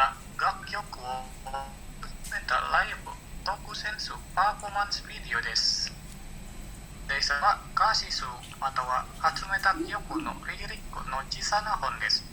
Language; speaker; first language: Japanese; non-native, learner; Indonesian